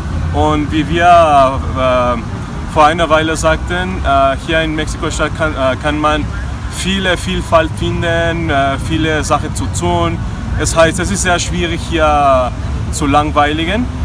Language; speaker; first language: German; non-native, fluent; Spanish